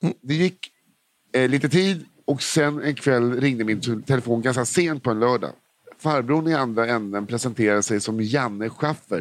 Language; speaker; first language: Swedish; native; Swedish